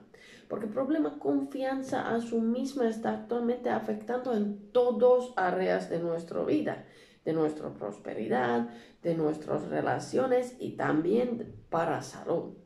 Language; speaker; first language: Spanish; non-native, learner; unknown